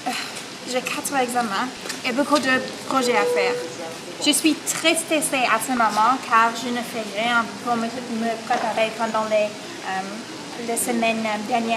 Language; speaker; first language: French; non-native, learner; English